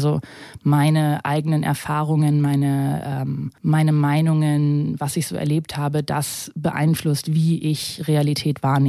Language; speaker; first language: German; native; German